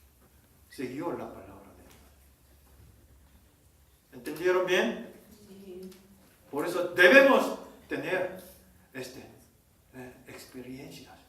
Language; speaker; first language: Spanish; non-native, learner; Korean